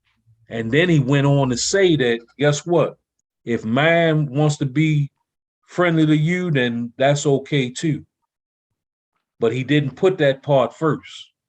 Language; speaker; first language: English; native; English